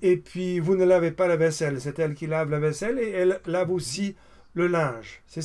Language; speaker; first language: French; non-native, fluent; English